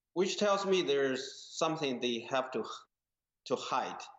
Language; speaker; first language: English; non-native, fluent; Chinese